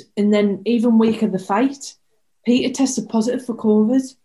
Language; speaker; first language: English; native; English